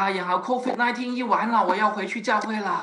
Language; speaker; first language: Chinese; native; Chinese